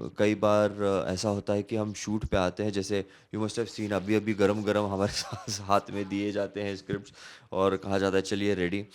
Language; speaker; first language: Hindi; non-native, local second language; Marathi